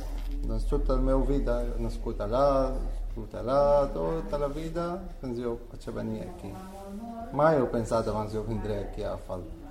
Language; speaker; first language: Catalan; non-native, learner; Arabic